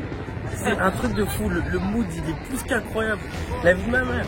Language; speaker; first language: French; native; French